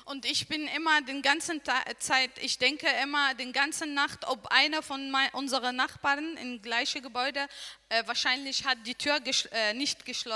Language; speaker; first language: German; non-native, learner; Arabic